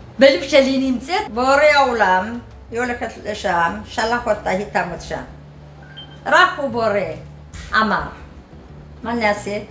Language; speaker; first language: Hebrew; non-native, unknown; Amharic